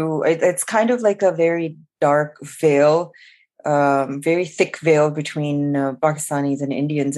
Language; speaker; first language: English; non-native, local second language; Urdu